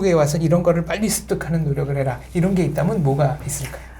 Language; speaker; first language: Korean; native; Korean